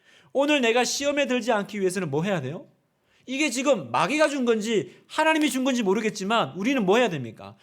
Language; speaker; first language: Korean; native; Korean